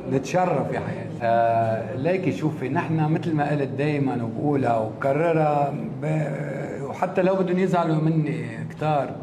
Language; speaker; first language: Arabic; native; Arabic